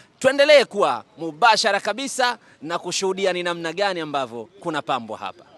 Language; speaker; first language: Swahili; native; Swahili